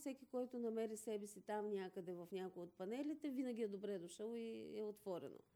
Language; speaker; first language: Bulgarian; native; Bulgarian